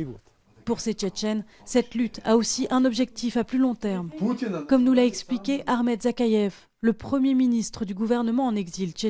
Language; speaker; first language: French; native; French